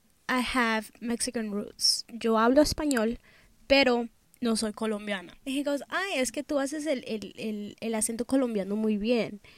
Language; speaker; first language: Spanish; early bilingual, heritage; Spanish